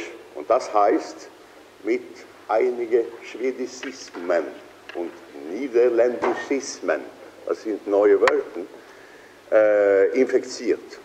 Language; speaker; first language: German; non-native, fluent; Swedish